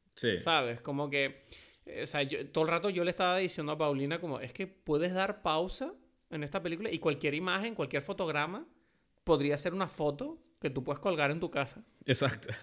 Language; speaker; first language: Spanish; non-native, fluent; French